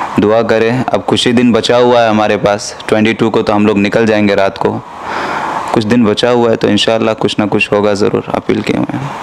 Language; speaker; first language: Hindi; native; Hindi